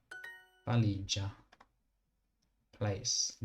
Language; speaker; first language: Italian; non-native, learner; English